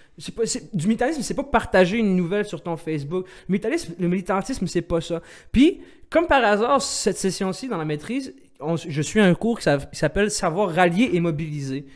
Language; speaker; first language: French; non-native, local second language; Arabic